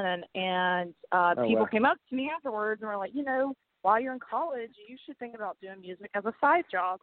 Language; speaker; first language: English; native; English